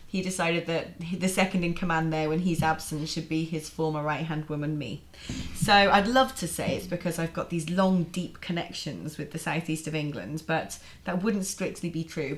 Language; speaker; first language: English; native; English